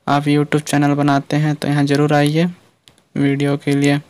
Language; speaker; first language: Hindi; native; Hindi